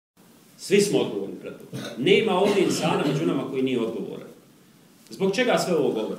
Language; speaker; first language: Serbian; native; Serbian